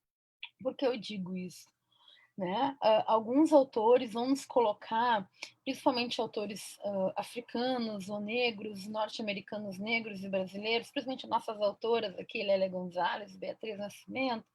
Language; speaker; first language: Portuguese; native; Portuguese